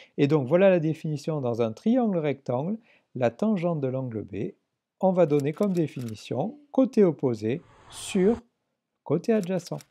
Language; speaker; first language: French; native; French